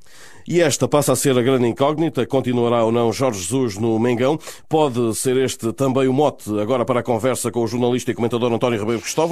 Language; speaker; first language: Portuguese; native; Portuguese